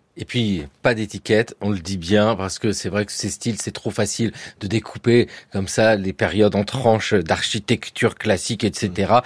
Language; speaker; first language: French; native; French